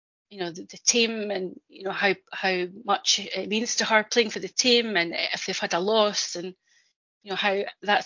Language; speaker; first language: English; native; English